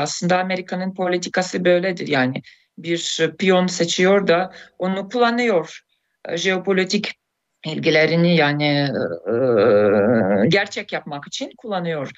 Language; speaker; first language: Turkish; non-native, fluent; Russian